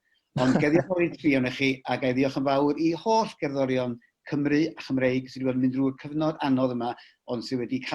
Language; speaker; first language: Welsh; native; Welsh